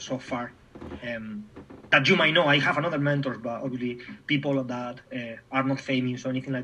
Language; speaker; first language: English; non-native, fluent; Spanish